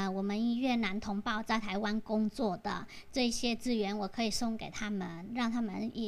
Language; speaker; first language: Chinese; non-native, fluent; Vietnamese